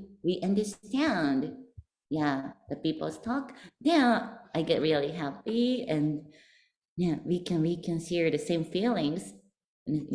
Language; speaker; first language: English; non-native, learner; Japanese